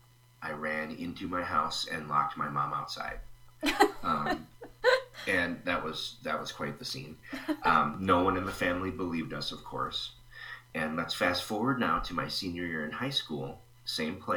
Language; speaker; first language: English; native; English